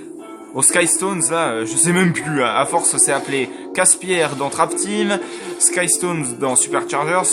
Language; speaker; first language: French; native; French